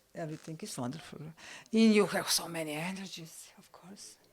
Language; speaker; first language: English; non-native, learner; Slovenian